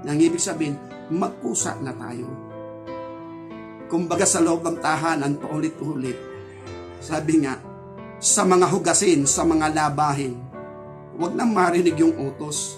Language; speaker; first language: Filipino; native; Filipino